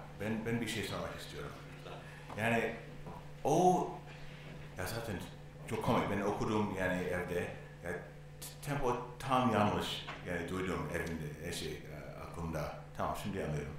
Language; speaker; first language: Turkish; non-native, learner; English